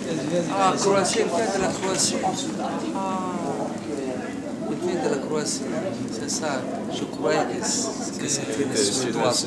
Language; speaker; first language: French; non-native, fluent; Somali